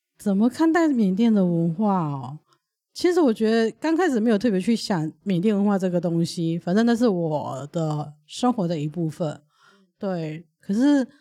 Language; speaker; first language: Chinese; early bilingual, other home language; Burmese